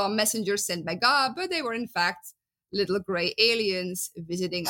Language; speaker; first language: English; non-native, fluent; Dutch